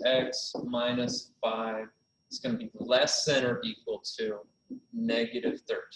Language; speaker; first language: English; native; English